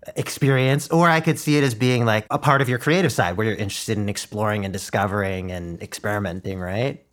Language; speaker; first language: English; non-native, fluent; Chinese